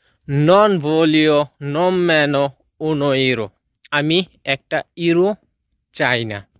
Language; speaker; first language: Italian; non-native, fluent; Bangla